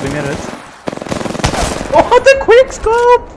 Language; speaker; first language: German; native; German